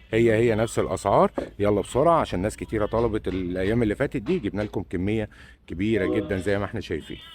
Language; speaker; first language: Arabic; native; Arabic